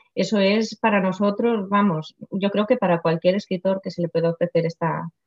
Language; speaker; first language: Spanish; non-native, local second language; Galician